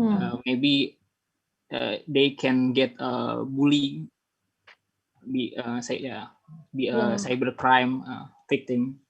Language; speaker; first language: English; non-native, learner; Indonesian